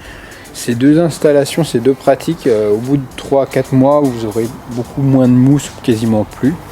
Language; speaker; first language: French; native; French